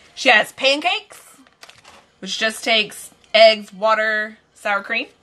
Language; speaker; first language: English; native; English